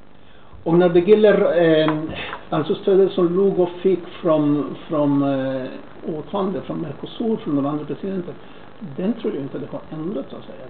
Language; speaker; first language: Swedish; non-native, fluent; Spanish